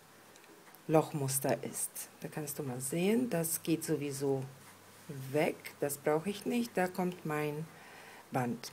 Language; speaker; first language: German; non-native, fluent; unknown